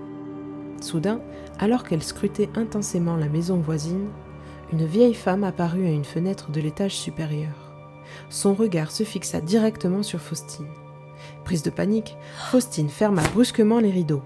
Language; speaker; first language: French; native; French